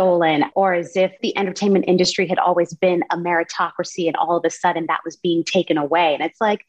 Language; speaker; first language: English; native; English